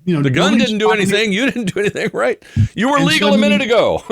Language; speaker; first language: English; native; English